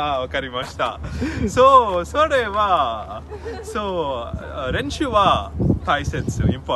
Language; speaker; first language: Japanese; non-native, learner; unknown